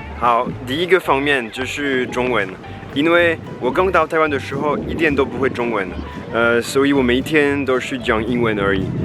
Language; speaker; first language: Chinese; non-native, fluent; French